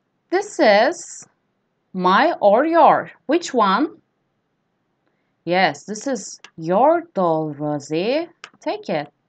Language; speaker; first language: English; non-native, fluent; Turkish